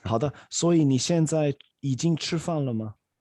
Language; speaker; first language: Chinese; non-native, fluent; Swedish